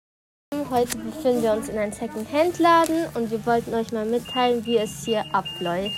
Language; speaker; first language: German; native; German